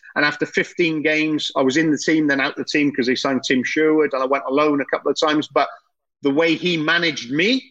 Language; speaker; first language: English; native; English